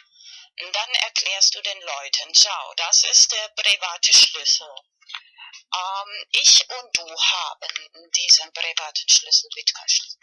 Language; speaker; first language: German; non-native, learner; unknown